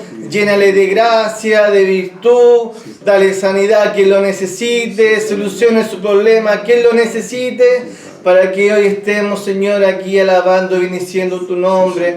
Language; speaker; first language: Spanish; native; Spanish